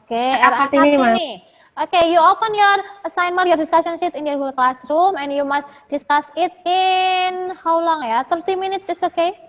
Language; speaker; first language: English; non-native, fluent; Indonesian